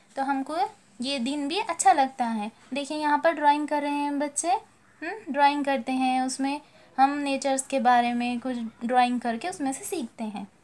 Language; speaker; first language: Urdu; native; Urdu